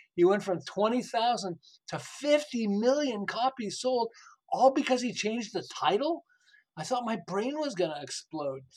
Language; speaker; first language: English; native; English